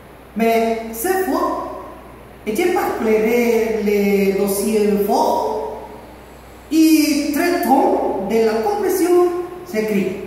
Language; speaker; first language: French; non-native, learner; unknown